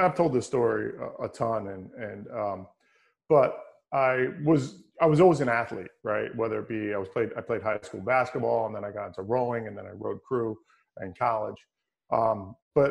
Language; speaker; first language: English; native; English